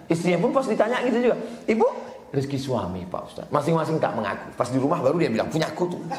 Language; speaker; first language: Indonesian; native; Indonesian